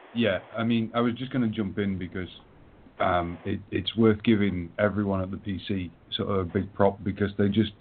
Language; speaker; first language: English; native; English